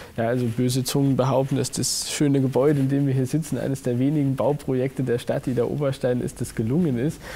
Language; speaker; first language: German; native; German